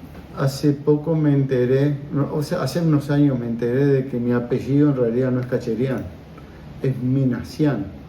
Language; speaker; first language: Spanish; native; Spanish